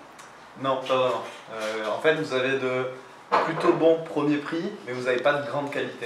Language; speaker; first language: French; native; French